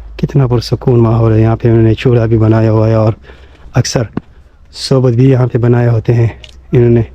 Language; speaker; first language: Urdu; non-native, local second language; Pashto